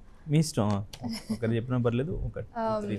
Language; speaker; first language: Telugu; native; Telugu